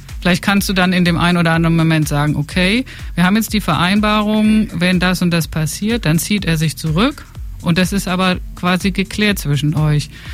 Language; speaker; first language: German; native; German